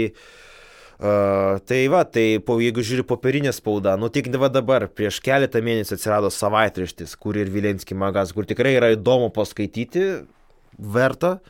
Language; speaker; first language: Lithuanian; non-native, local second language; Polish